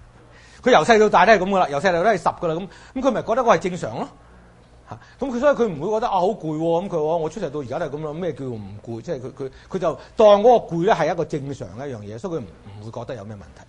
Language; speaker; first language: Chinese; native; Chinese